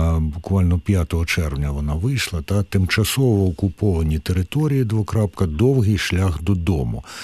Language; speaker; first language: Ukrainian; native; Ukrainian